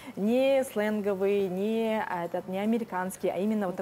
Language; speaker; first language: Russian; native; Russian